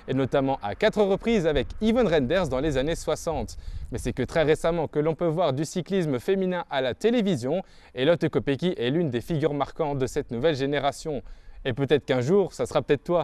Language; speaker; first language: French; native; French